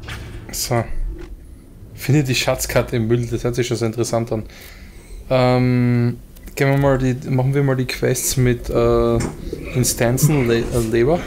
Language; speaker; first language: German; native; German